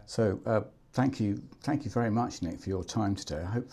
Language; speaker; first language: English; native; English